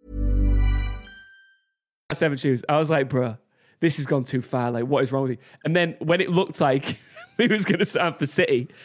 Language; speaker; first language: English; native; English